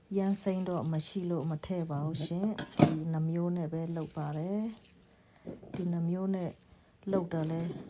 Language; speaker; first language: Burmese; non-native, local second language; Shan